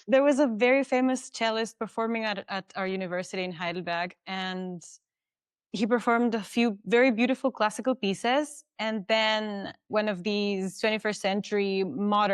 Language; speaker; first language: English; non-native, fluent; German